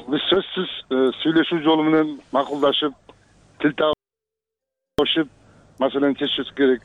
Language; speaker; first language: Kyrgyz; non-native, local second language; Uzbek